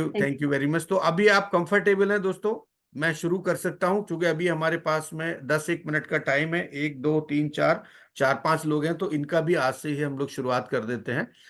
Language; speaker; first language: Hindi; native; Hindi